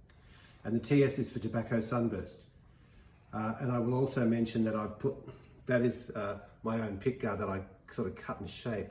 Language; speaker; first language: English; native; English